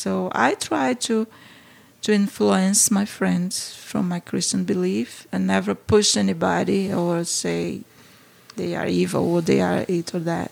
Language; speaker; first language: English; non-native, fluent; Portuguese